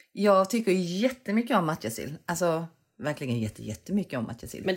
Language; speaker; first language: Swedish; early bilingual, other home language; Korean